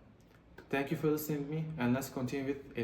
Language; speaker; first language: English; non-native, learner; Turkish